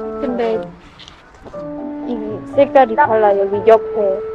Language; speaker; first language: Korean; non-native, learner; Khmer